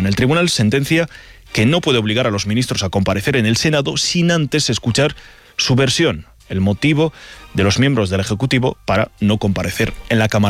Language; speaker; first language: Spanish; native; Spanish